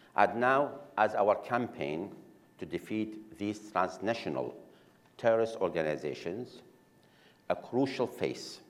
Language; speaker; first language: English; non-native, fluent; Arabic